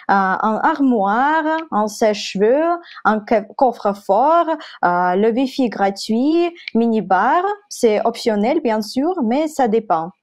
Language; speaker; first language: French; non-native, fluent; Russian